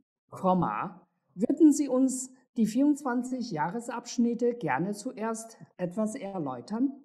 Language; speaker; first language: German; non-native, fluent; Chinese